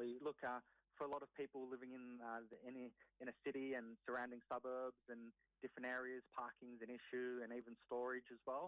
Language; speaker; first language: English; native; English